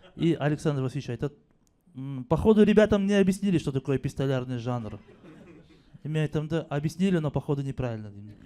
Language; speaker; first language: Russian; non-native, local second language; Kazakh